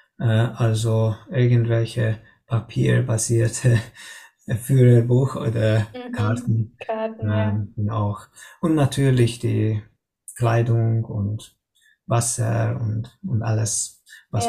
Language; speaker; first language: German; non-native, learner; Hungarian